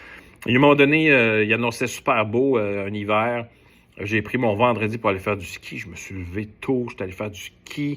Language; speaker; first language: French; native; French